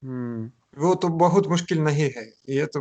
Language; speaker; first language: Hindi; non-native, learner; Russian